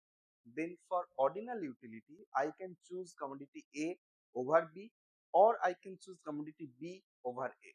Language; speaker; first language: English; non-native, local second language; Bangla